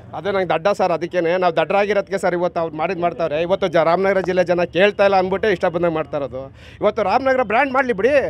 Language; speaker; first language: Kannada; native; Kannada